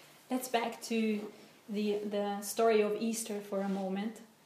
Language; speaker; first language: English; non-native, fluent; Hungarian